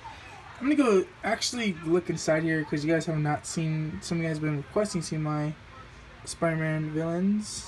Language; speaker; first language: English; native; English